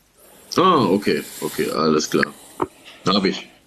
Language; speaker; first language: German; native; German